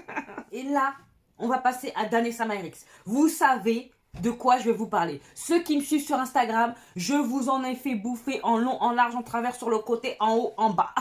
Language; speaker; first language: French; native; French